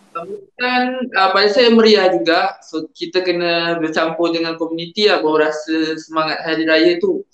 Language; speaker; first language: Malay; native; Malay